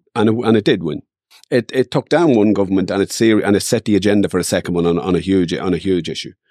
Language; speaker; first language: English; native; English